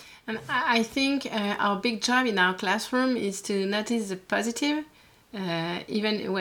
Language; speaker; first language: English; non-native, learner; French